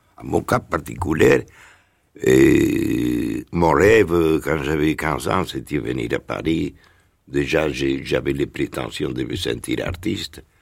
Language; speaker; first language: French; non-native, fluent; Spanish